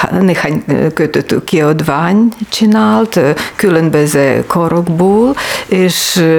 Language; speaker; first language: Hungarian; non-native, learner; Ukrainian